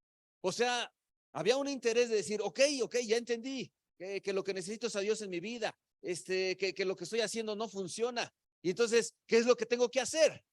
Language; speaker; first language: Spanish; native; Spanish